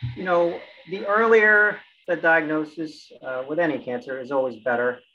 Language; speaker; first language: English; native; English